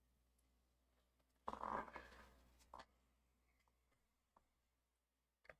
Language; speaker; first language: English; native; English